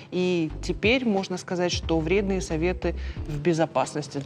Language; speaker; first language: Russian; native; Russian